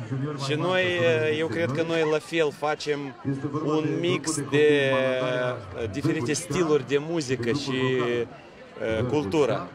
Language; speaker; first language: Romanian; non-native, local second language; Russian